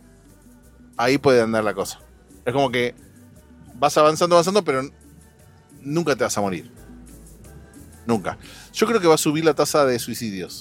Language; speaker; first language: Spanish; native; Spanish